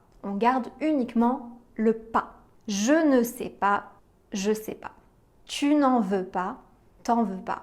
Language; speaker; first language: French; native; French